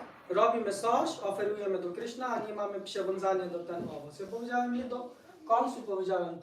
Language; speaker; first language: Polish; non-native, learner; Hindi